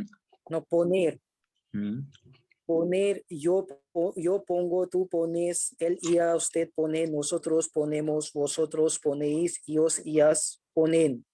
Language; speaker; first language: Spanish; non-native, learner; Hindi